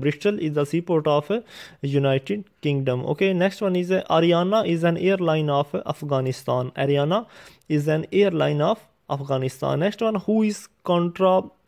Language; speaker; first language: English; non-native, local second language; Urdu